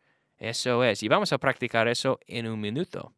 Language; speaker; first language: Spanish; non-native, fluent; English